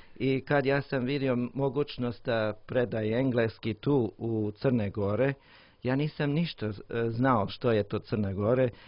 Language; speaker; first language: Croatian; non-native, learner; English